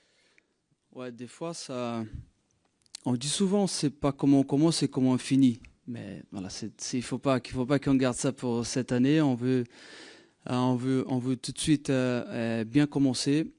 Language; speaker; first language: French; non-native, fluent; Portuguese